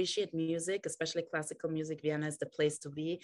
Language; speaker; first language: English; non-native, fluent; German